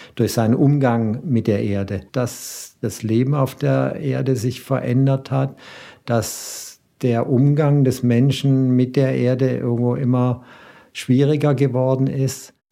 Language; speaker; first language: German; native; German